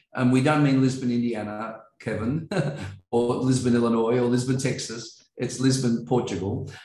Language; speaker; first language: English; native; English